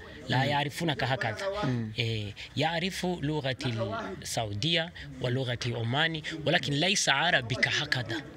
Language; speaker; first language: Arabic; non-native, learner; Rundi